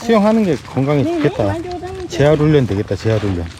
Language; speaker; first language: Korean; native; Korean